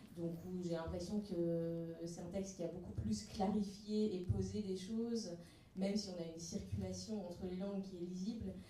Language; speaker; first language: French; early bilingual, other home language; Russian